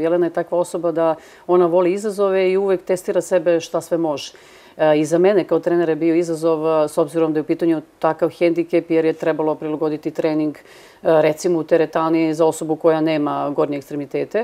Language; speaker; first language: Serbian; native; Serbian